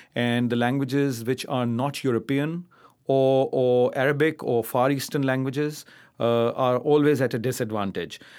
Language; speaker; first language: English; non-native, local second language; Urdu